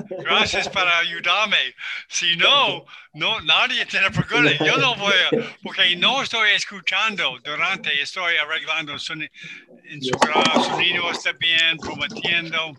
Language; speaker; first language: Spanish; non-native, learner; English